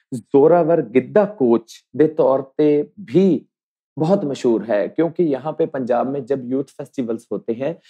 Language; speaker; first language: Hindi; native; Hindi